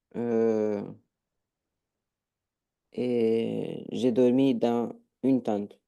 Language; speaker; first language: French; non-native, learner; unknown